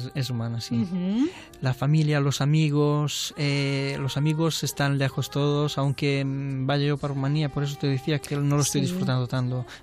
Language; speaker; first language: Spanish; non-native, fluent; Romanian